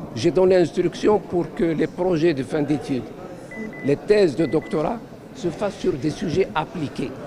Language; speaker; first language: French; non-native, local second language; Arabic